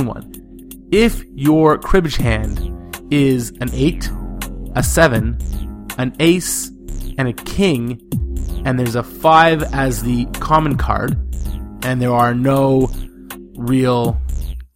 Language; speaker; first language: English; native; English